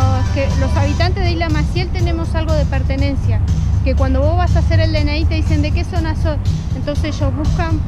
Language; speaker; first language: Spanish; native; Spanish